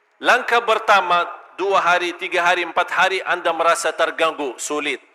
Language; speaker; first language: Malay; non-native, fluent; Arabic